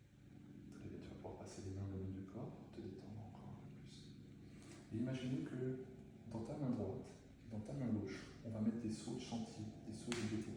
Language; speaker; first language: French; native; French